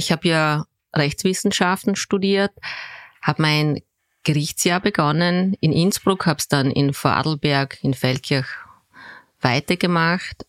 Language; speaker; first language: German; early bilingual, other home language; Turkish